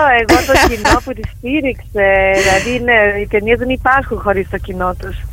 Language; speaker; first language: Greek; early bilingual, heritage; Greek